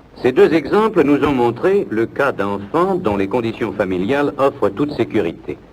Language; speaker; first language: French; native; French